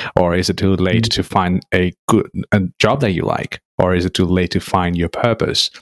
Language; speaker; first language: English; non-native, local second language; Nepali